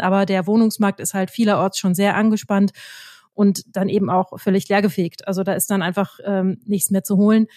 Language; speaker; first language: German; native; German